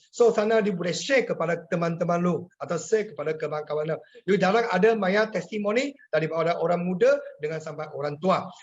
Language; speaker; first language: Malay; non-native, local second language; Chinese